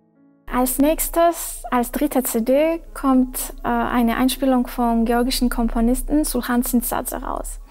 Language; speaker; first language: German; non-native, fluent; Georgian